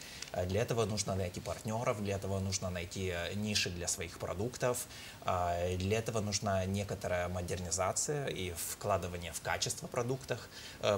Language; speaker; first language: Russian; non-native, fluent; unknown